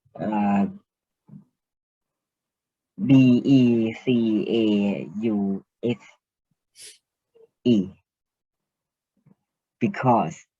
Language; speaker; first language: English; non-native, learner; Thai